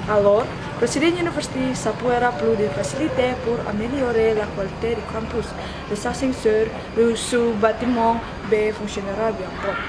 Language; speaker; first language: French; non-native, learner; Indonesian